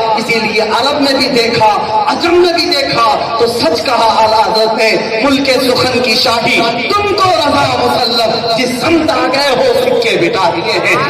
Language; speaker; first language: Urdu; native; Urdu